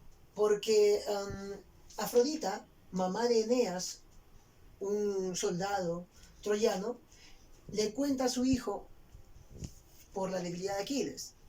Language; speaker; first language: Spanish; native; Spanish